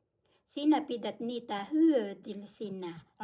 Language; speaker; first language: Finnish; non-native, learner; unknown